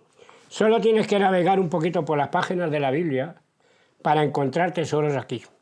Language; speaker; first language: Spanish; native; Spanish